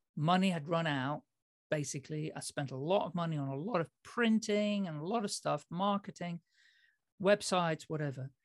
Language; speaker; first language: English; early bilingual, other home language; Dutch